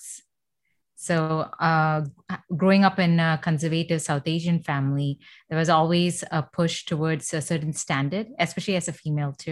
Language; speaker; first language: English; non-native, fluent; Malayalam